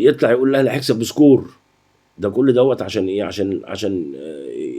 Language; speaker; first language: Arabic; native; Arabic